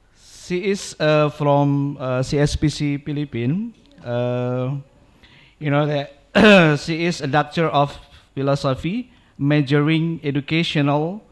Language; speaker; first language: English; non-native, local second language; Indonesian